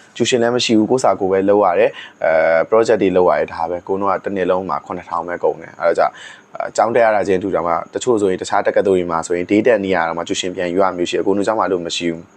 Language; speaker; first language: Burmese; native; Burmese